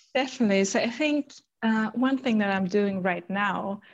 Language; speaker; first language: English; non-native, fluent; German